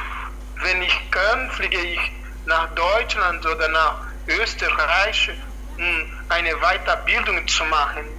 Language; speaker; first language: German; non-native, fluent; Portuguese